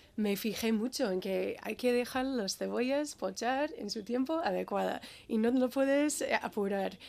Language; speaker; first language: Spanish; non-native, fluent; English